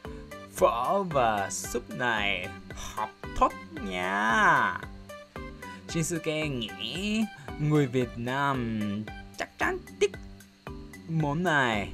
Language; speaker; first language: Vietnamese; non-native, learner; Japanese